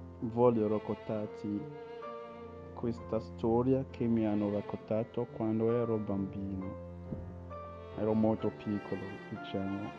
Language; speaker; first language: Italian; non-native, learner; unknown